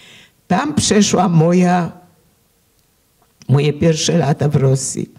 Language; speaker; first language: Polish; early bilingual, heritage; Polish